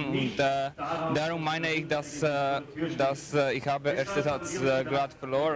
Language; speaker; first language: German; non-native, learner; Czech